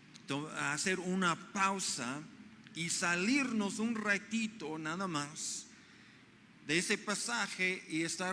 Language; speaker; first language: Spanish; non-native, fluent; English